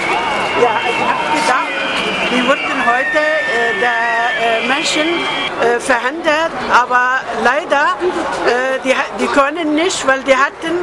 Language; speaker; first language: German; non-native, learner; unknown